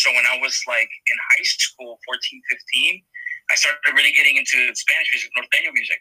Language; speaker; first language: English; native; English